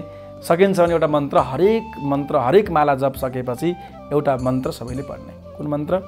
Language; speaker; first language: Nepali; native; Nepali